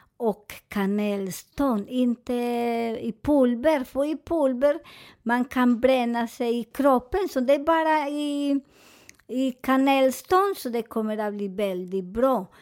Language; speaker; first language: Swedish; non-native, fluent; Spanish